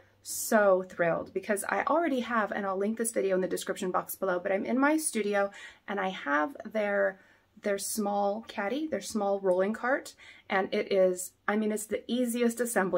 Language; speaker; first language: English; native; English